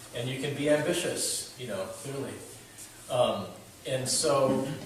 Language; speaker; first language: English; native; English